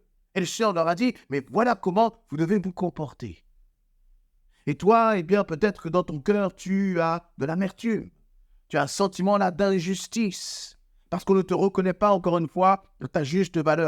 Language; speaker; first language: French; native; French